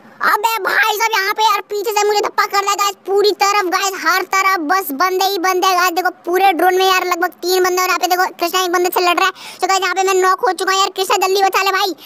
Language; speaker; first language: Hindi; native; Hindi